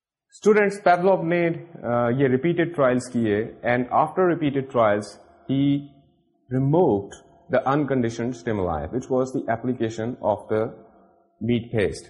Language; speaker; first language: English; non-native, local second language; Urdu